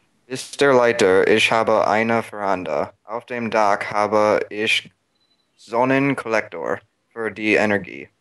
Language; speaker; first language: German; non-native, learner; English